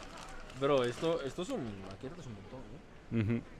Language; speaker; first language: Spanish; native; Spanish